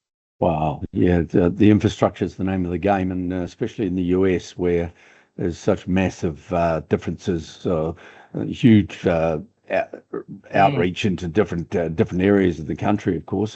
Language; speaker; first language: English; native; English